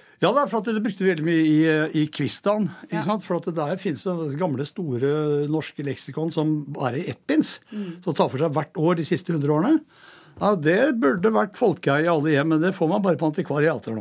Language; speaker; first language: Norwegian; native; Norwegian